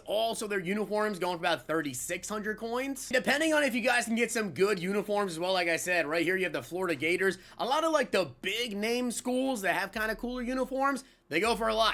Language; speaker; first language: English; native; English